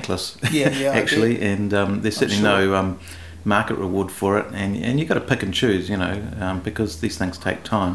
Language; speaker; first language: English; non-native, local second language; Greek